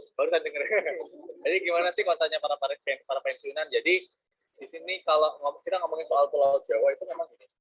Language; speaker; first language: Indonesian; native; Indonesian